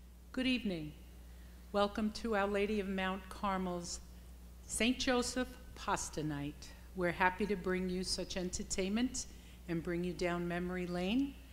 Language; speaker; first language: English; native; English